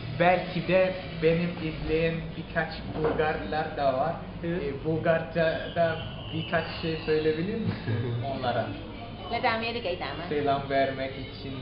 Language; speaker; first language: Turkish; non-native, learner; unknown